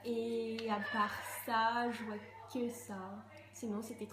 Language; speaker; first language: French; native; French